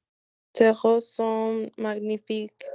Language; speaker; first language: French; non-native, learner; Spanish